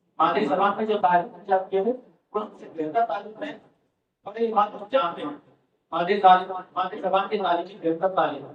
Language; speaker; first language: Urdu; native; Urdu